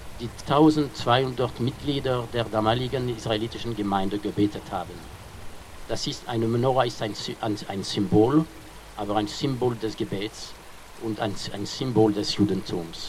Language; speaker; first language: German; non-native, fluent; French